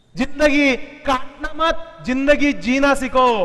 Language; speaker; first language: Hindi; non-native, local second language; Marathi